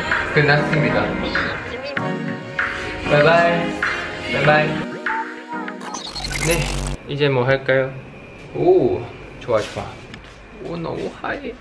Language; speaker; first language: Korean; non-native, fluent; Thai